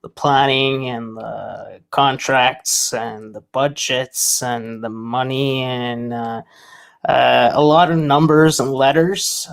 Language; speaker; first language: English; non-native, fluent; Norwegian